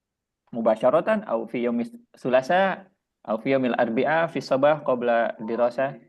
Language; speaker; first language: Arabic; non-native, fluent; Indonesian